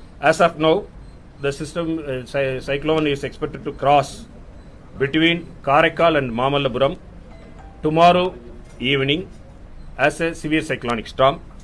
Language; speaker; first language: English; non-native, local second language; Tamil